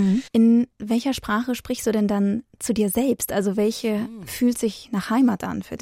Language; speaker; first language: German; native; German